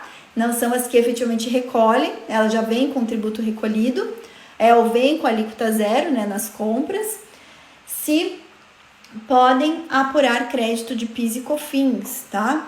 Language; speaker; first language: Portuguese; native; Portuguese